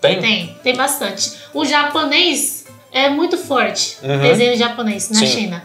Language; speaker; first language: Portuguese; non-native, fluent; Chinese